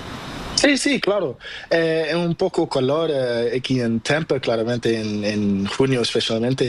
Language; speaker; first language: Spanish; non-native, learner; Portuguese